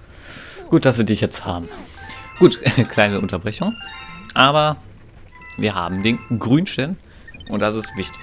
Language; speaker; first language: German; native; German